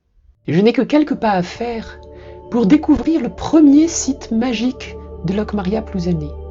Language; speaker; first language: French; native; French